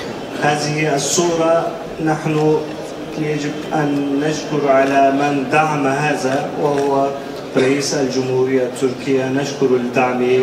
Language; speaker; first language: Arabic; non-native, fluent; Turkish